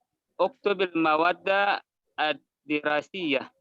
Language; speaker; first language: Arabic; non-native, learner; Indonesian